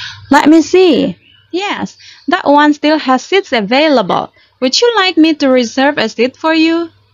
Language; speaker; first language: English; non-native, fluent; Indonesian